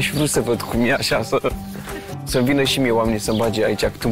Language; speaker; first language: Romanian; native; Romanian